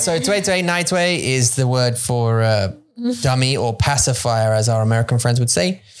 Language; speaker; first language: English; native; English